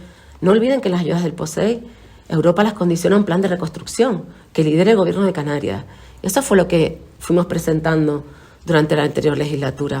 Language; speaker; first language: Spanish; native; Spanish